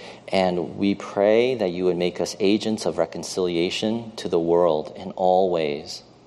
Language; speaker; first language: English; early bilingual, other home language; Chinese